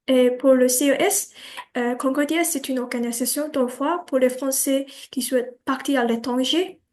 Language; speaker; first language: French; non-native, learner; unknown